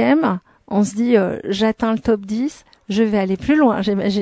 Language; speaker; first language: French; native; French